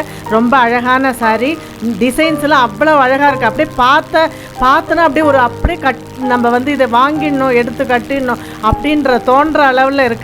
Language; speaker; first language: Tamil; native; Tamil